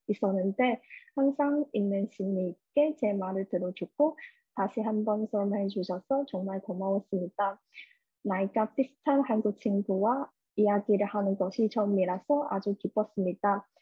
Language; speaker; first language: Korean; non-native, fluent; Chinese